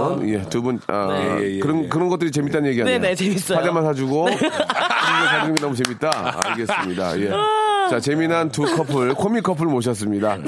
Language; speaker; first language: Korean; native; Korean